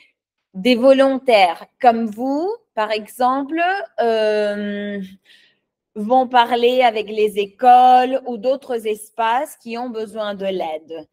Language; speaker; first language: French; non-native, fluent; Spanish